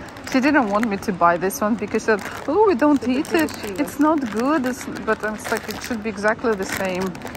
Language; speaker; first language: English; non-native, fluent; Russian